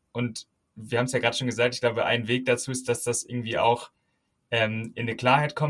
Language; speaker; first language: German; native; German